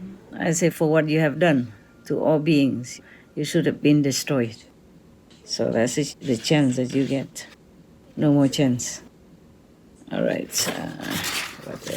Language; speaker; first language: English; non-native, fluent; Vietnamese